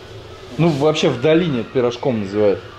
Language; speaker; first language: Russian; native; Russian